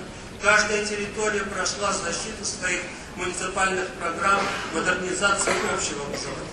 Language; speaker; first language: Russian; native; Russian